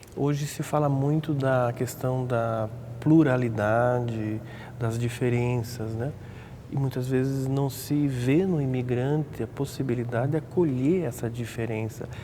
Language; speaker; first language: Portuguese; native; Portuguese